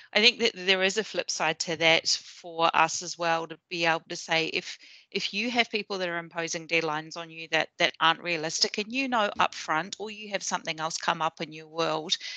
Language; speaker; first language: English; native; English